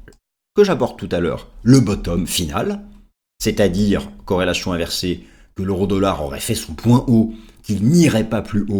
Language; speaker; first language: French; native; French